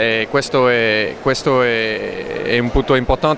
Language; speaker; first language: Italian; non-native, learner; French